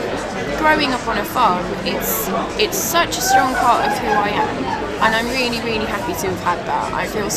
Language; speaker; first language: English; native; English